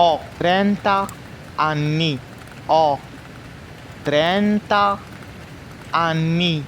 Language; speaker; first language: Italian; non-native, fluent; Arabic